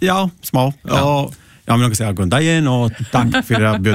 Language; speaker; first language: Icelandic; non-native, learner; Italian